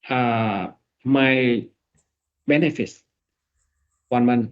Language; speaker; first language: English; non-native, learner; Vietnamese